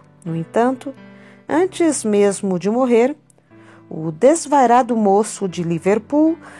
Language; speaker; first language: Portuguese; native; Portuguese